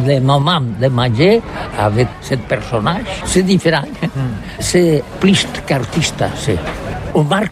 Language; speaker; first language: French; non-native, learner; Catalan